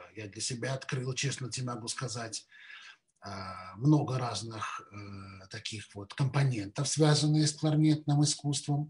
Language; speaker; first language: Russian; native; Russian